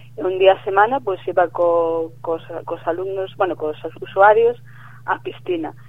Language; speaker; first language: Spanish; non-native, local second language; Galician